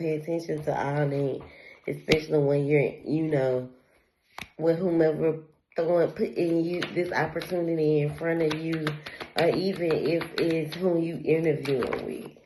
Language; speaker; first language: English; native; English